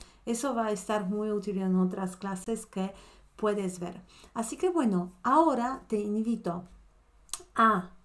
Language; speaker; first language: Spanish; non-native, fluent; Polish